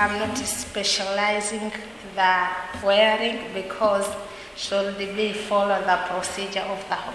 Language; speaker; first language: English; non-native, learner; Swahili